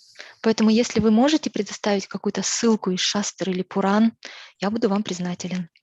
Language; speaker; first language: Russian; native; Russian